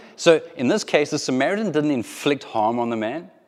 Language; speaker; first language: English; native; English